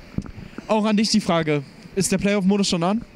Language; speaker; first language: German; native; German